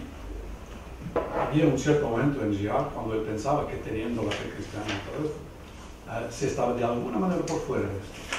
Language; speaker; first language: Spanish; non-native, fluent; English